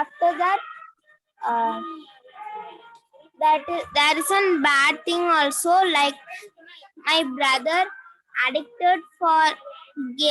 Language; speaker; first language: English; non-native, learner; Tamil